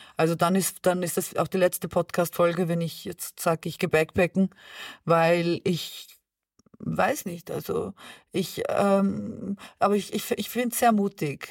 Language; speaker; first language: German; early bilingual, other home language; Serbian